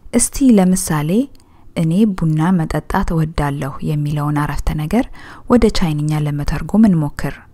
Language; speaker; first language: Amharic; native; Amharic